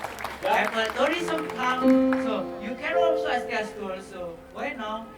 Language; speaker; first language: English; non-native, learner; Russian